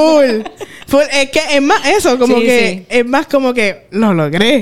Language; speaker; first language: Spanish; native; Spanish